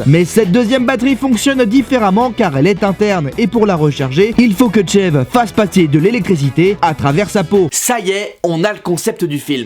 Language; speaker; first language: French; native; French